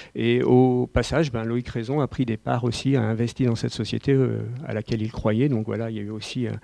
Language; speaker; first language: French; native; French